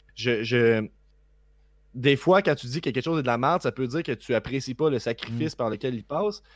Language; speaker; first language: French; native; French